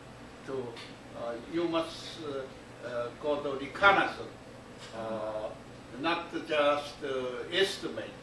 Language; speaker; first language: English; non-native, learner; Korean